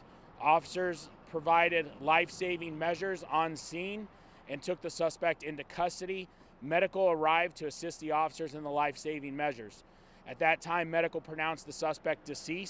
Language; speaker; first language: English; native; English